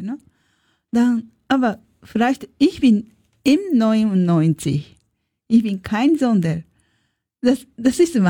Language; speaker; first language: German; non-native, learner; Japanese